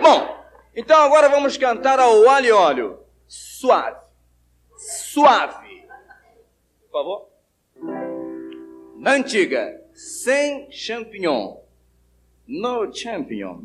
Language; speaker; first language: Portuguese; native; Portuguese